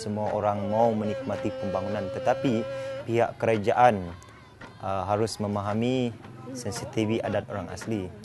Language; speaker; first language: Malay; non-native, local second language; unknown